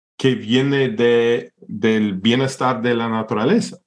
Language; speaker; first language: Spanish; non-native, fluent; English